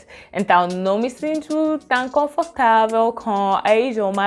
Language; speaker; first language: Portuguese; non-native, learner; French